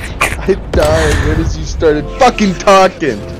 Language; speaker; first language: English; native; English